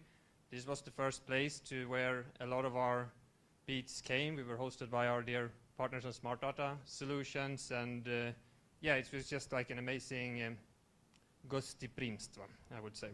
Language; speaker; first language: English; non-native, fluent; Swedish